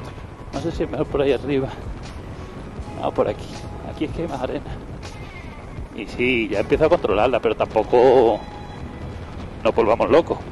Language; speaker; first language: Spanish; native; Spanish